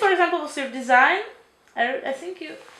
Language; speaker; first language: English; non-native, learner; Czech